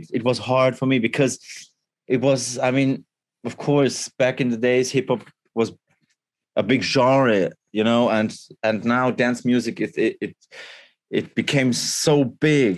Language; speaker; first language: English; non-native, fluent; Swiss German